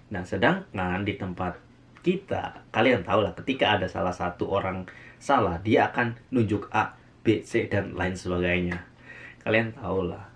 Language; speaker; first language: Indonesian; native; Indonesian